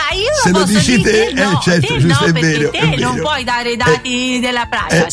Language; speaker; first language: Italian; native; Italian